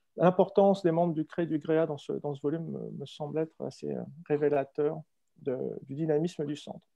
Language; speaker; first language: French; native; French